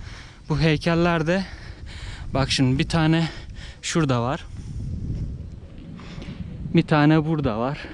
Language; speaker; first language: Turkish; native; Turkish